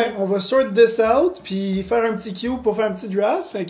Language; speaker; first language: French; native; French